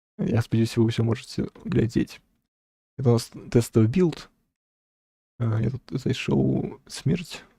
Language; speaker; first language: Belarusian; non-native, local second language; Russian